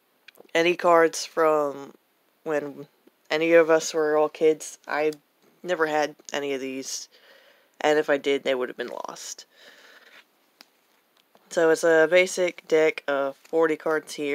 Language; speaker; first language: English; native; English